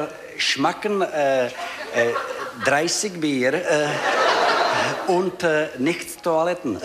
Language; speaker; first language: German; non-native, learner; Czech